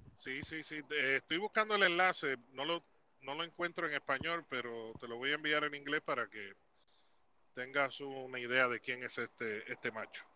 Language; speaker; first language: Spanish; native; Spanish